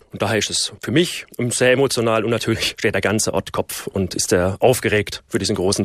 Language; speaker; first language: German; native; German